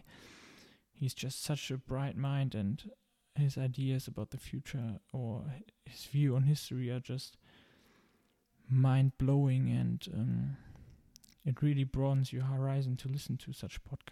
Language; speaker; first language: English; non-native, fluent; German